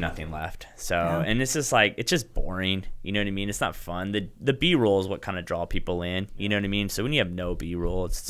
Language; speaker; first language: English; native; English